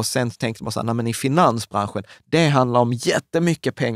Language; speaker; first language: Swedish; native; Swedish